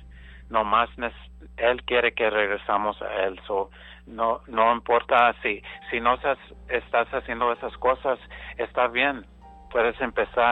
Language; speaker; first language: Spanish; early bilingual, heritage; English